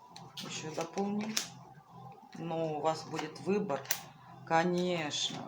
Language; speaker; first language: Russian; native; Russian